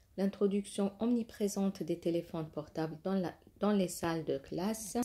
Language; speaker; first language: French; non-native, local second language; Arabic